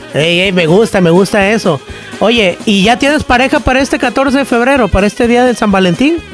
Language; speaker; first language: Spanish; native; Spanish